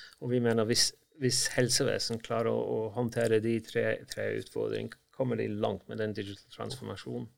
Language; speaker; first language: Norwegian; non-native, fluent; English